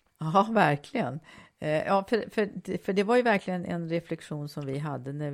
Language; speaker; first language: Swedish; native; Swedish